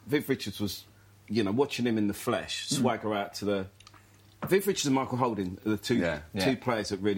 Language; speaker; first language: English; native; English